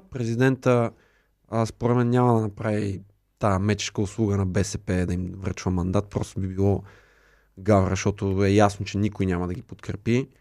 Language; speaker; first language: Bulgarian; native; Bulgarian